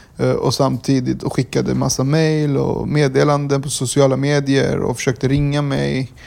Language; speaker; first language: Swedish; early bilingual, other home language; Kurdish